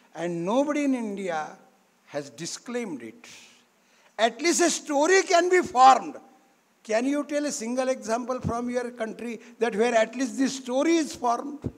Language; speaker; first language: English; non-native, local second language; Marathi